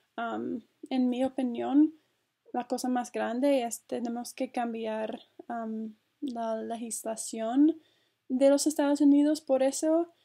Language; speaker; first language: Spanish; non-native, fluent; English